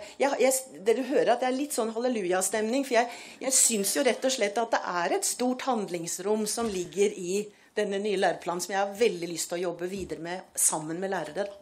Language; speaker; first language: Norwegian; native; Norwegian